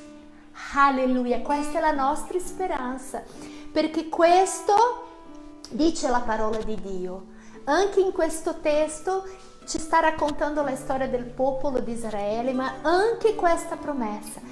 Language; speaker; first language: Italian; non-native, fluent; Portuguese